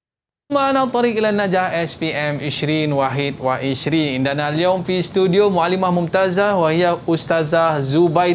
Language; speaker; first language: Arabic; non-native, fluent; Malay